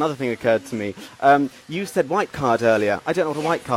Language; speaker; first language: English; native; English